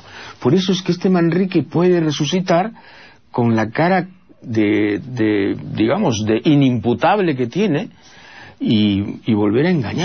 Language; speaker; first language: Spanish; native; Spanish